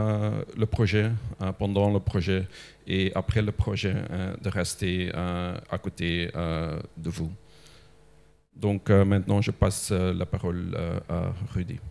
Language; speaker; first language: French; non-native, local second language; Dutch